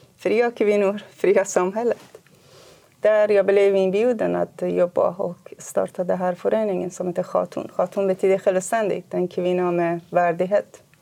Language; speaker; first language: Swedish; non-native, fluent; Kurdish